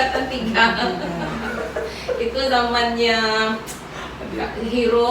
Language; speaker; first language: Indonesian; non-native, local second language; Minangkabau